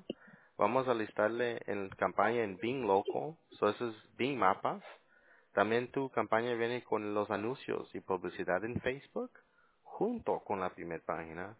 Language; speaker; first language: Spanish; early bilingual, heritage; Spanish